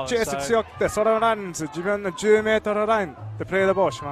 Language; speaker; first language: Japanese; non-native, learner; English